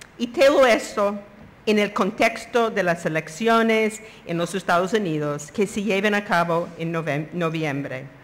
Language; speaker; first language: Spanish; non-native, fluent; English